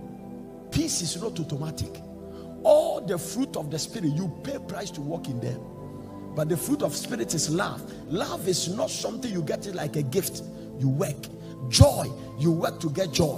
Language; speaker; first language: English; non-native, local second language; Akan